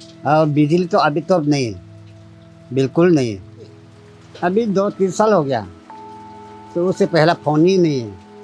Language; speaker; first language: Hindi; non-native, local second language; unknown